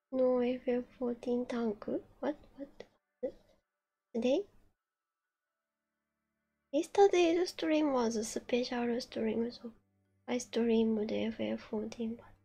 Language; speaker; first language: English; non-native, learner; Japanese